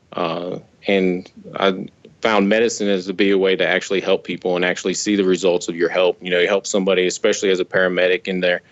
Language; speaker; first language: English; native; English